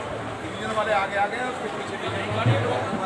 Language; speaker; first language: Hindi; native; Hindi